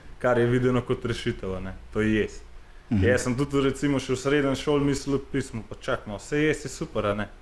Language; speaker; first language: Slovenian; native; Slovenian